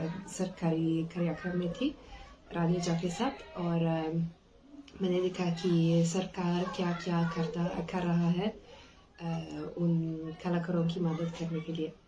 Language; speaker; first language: Hindi; non-native, fluent; Italian